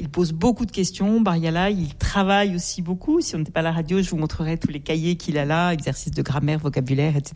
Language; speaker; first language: French; native; French